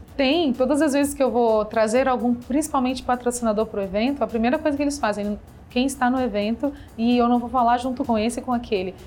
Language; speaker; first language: Portuguese; native; Portuguese